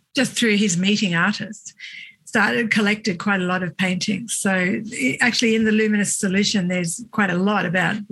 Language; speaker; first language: English; native; English